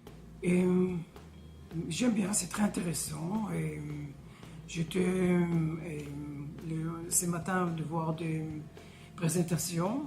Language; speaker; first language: French; non-native, learner; Hebrew